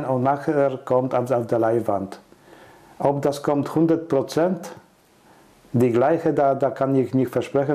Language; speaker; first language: German; non-native, learner; Polish